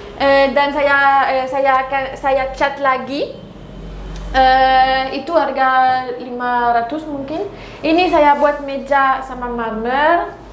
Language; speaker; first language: Indonesian; non-native, learner; French